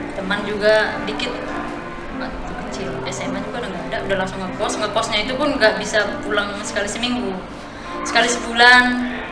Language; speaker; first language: Indonesian; non-native, local second language; Batak Toba